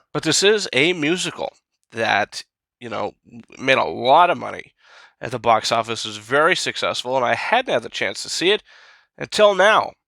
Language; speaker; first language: English; native; English